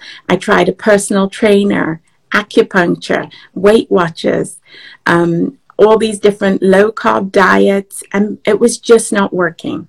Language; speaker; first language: English; native; English